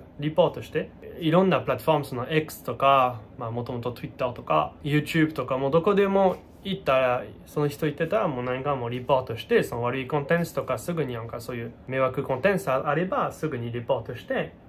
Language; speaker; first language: Japanese; non-native, fluent; French